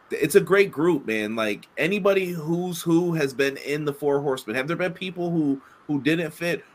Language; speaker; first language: English; native; English